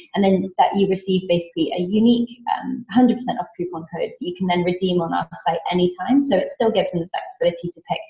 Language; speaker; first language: English; native; English